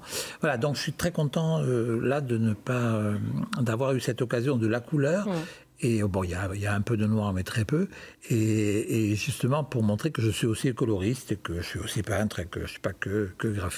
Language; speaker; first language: French; native; French